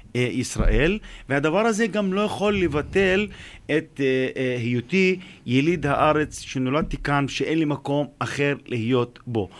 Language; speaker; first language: Hebrew; non-native, local second language; Arabic